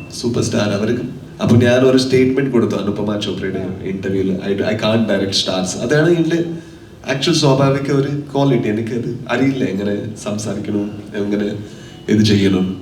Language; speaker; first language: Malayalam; non-native, local second language; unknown